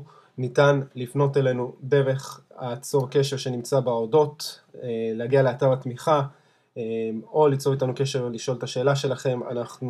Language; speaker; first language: Hebrew; native; Hebrew